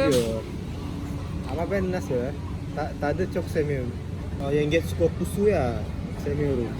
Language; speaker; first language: Turkish; non-native, learner; Indonesian